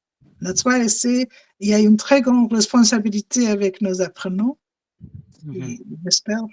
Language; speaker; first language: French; non-native, fluent; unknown